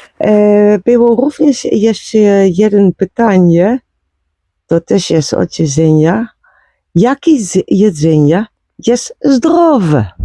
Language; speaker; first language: Polish; non-native, learner; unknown